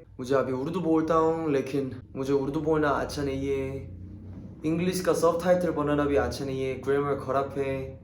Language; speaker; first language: Hindi; non-native, learner; Korean